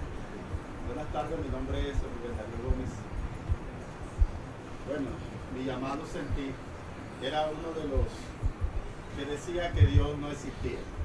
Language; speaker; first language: Spanish; native; Spanish